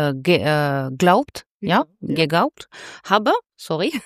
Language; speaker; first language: German; non-native, learner; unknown